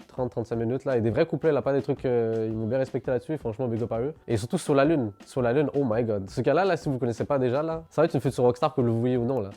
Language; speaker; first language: French; early bilingual, other home language; Arabic